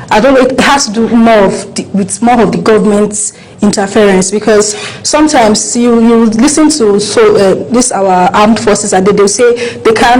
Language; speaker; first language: English; non-native, local second language; Yoruba